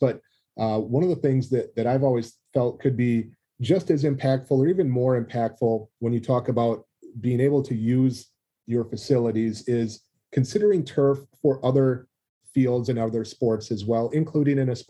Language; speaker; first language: English; native; English